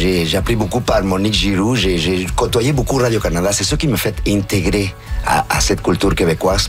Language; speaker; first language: French; non-native, fluent; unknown